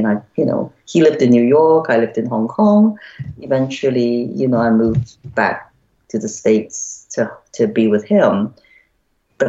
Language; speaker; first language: English; non-native, local second language; Cantonese